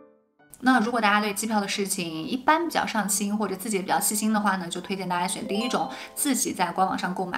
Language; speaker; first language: Chinese; native; Chinese